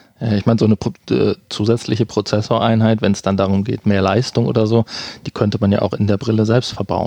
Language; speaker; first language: German; native; German